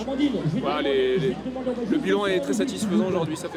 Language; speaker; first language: French; native; French